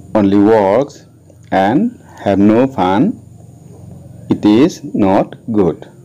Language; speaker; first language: English; non-native, local second language; Assamese